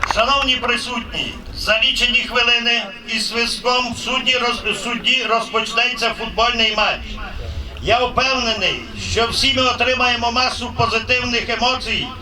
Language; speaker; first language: Ukrainian; native; Ukrainian